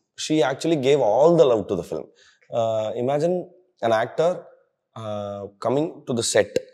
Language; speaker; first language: English; non-native, local second language; Tamil